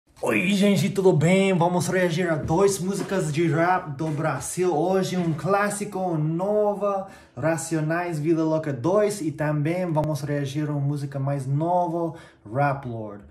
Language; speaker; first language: Portuguese; non-native, learner; English